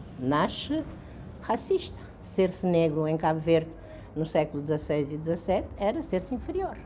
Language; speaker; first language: Portuguese; non-native, local second language; Kabuverdianu